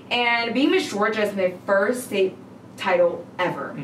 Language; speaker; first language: English; native; English